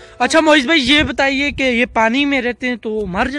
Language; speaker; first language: Urdu; native; Urdu